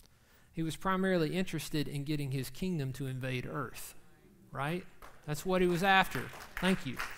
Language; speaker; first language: English; native; English